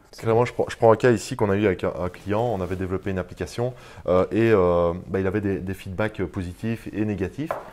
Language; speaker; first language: French; native; French